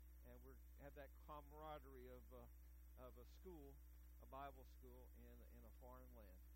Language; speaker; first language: English; native; English